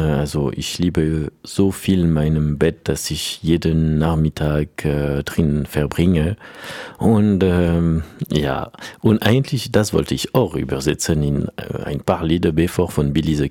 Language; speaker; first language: German; non-native, learner; French